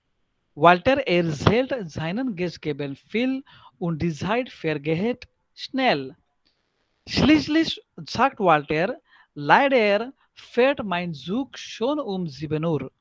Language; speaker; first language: German; non-native, fluent; Marathi